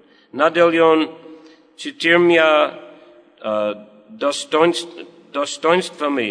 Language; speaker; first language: Russian; non-native, learner; English